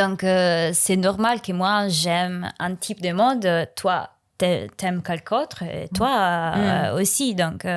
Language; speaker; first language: French; non-native, learner; Italian